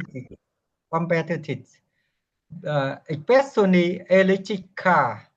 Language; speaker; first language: English; non-native, learner; Vietnamese